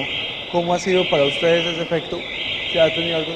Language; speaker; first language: Spanish; native; Spanish